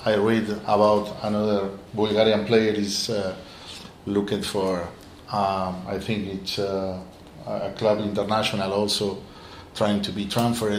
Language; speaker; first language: English; non-native, fluent; Spanish